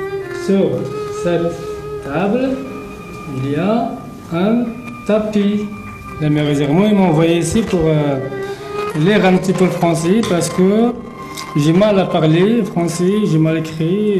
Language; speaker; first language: French; non-native, learner; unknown